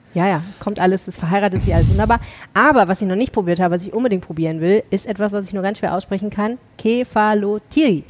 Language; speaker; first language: German; native; German